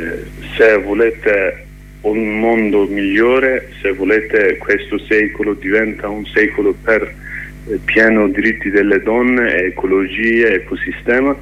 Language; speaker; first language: Italian; non-native, learner; Kurdish